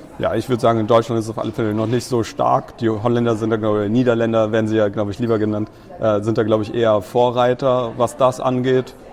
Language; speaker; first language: German; native; German